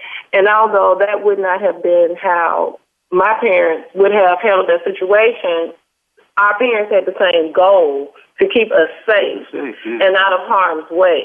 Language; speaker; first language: English; native; English